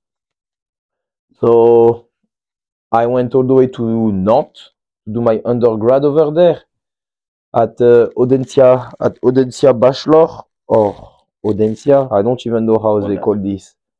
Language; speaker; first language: English; non-native, fluent; French